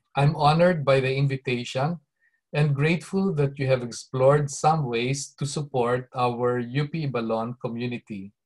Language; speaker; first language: English; non-native, local second language; Bikol